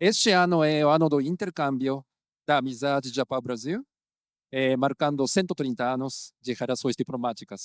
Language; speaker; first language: Portuguese; non-native, fluent; Japanese